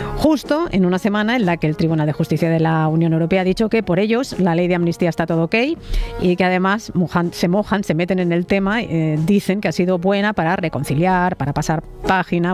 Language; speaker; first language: Spanish; native; Spanish